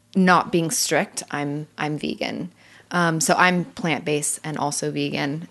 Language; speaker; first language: English; native; English